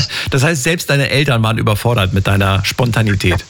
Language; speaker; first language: German; native; German